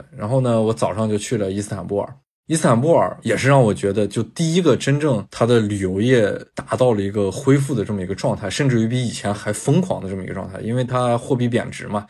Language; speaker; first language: Chinese; native; Chinese